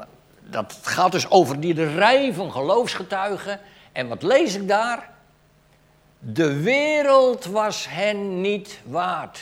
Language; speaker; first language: Dutch; native; Dutch